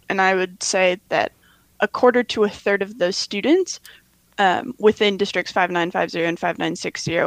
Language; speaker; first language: English; native; English